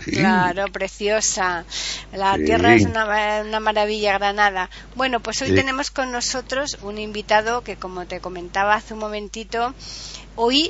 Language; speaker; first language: Spanish; native; Spanish